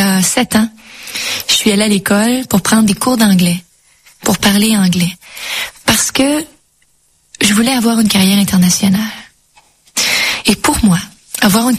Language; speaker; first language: French; native; French